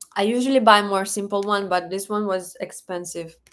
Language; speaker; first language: English; non-native, fluent; Russian